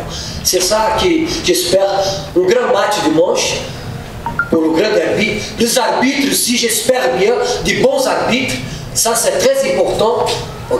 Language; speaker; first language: French; non-native, fluent; Portuguese